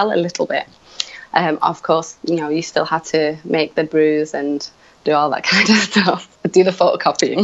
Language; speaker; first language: English; native; English